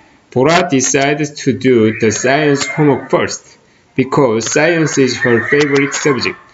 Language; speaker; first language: English; non-native, fluent; Korean